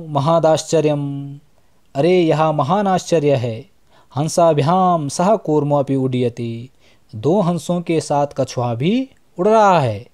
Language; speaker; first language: Hindi; native; Hindi